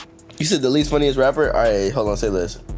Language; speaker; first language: English; native; English